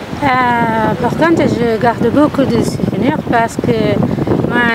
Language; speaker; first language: French; non-native, learner; Kabuverdianu